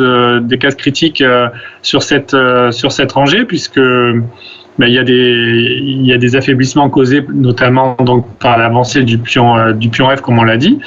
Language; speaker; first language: French; native; French